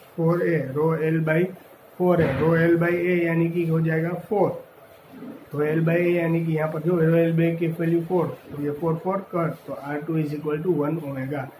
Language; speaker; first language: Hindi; non-native, local second language; Gujarati